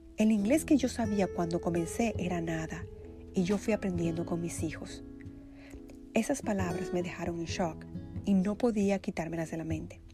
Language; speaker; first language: Spanish; native; Spanish